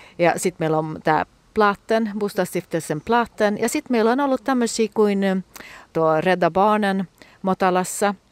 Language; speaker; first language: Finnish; early bilingual, heritage; Finnish